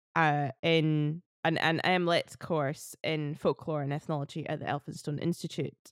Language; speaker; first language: English; native; English